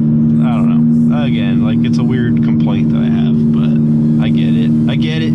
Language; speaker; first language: English; native; English